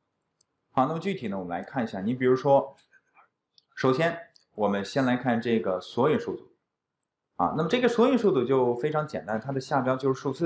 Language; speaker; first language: Chinese; native; Chinese